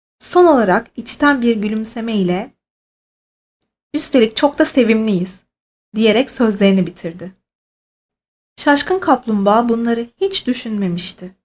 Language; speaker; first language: Turkish; native; Turkish